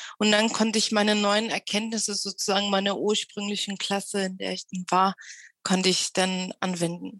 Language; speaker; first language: German; early bilingual, other home language; Russian